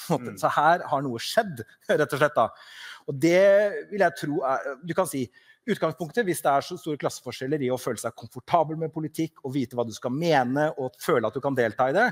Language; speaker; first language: Norwegian; native; Norwegian